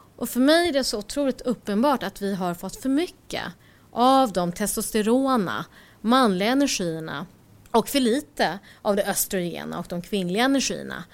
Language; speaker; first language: Swedish; early bilingual, other home language; Korean